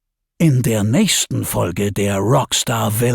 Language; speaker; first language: German; native; German